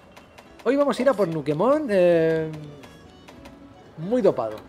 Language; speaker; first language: Spanish; native; Spanish